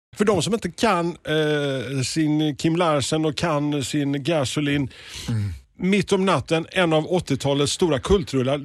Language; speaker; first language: Swedish; native; Swedish